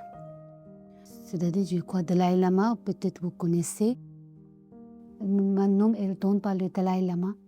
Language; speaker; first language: French; non-native, learner; Tibetan